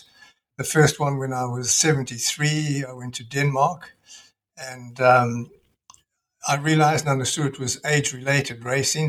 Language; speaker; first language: English; native; English